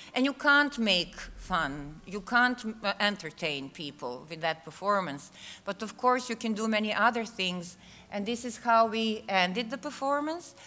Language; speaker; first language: English; non-native, fluent; Serbian